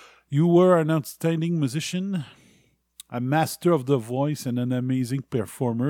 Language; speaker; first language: English; non-native, fluent; French